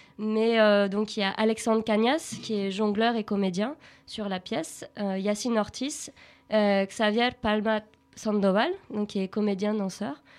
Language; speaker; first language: French; native; French